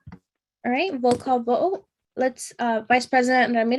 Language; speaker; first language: English; native; English